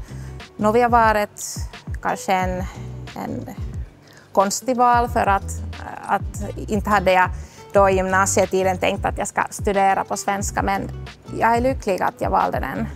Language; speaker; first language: Swedish; non-native, local second language; Finnish